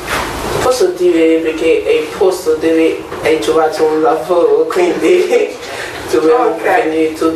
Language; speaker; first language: Italian; non-native, learner; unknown